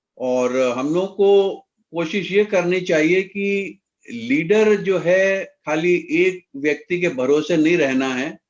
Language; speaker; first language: Hindi; native; Hindi